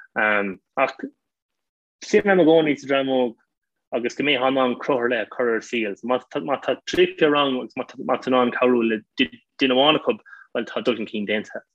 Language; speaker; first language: Irish; non-native, local second language; English